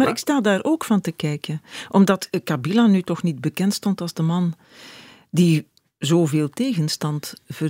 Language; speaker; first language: Dutch; native; Dutch